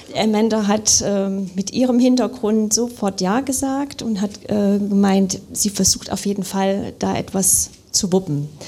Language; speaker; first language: German; native; German